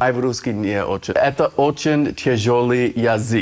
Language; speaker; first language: Russian; non-native, learner; English